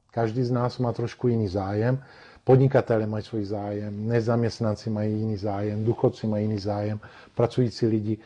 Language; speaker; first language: Czech; non-native, fluent; Italian